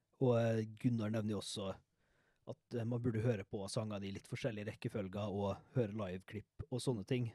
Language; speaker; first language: Norwegian; native; Norwegian